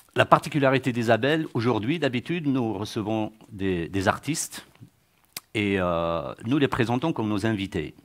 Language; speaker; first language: French; native; French